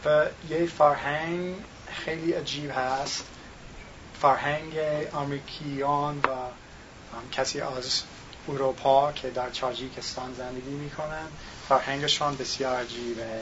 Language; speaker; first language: Tajik; non-native, learner; English